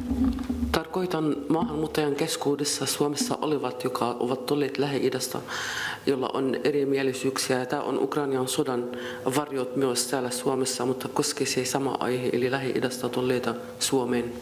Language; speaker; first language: Finnish; non-native, fluent; Arabic